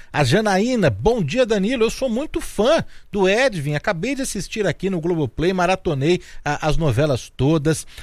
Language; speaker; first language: Portuguese; native; Portuguese